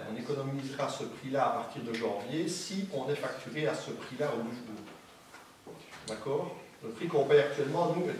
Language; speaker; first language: French; native; French